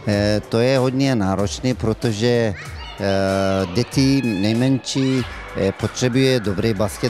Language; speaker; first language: Czech; non-native, learner; Turkish